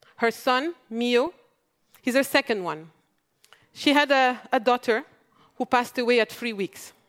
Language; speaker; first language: English; non-native, fluent; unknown